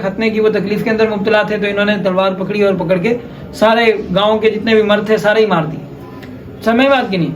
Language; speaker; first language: Urdu; native; Urdu